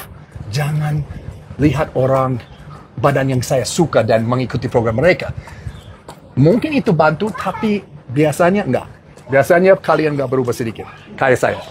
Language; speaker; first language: Indonesian; non-native, fluent; English